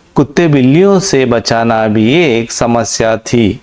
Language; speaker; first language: Hindi; non-native, local second language; Kannada